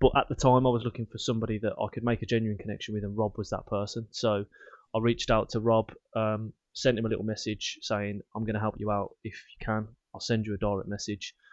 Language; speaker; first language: English; native; English